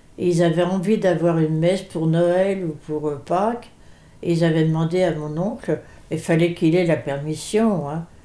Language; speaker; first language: French; native; French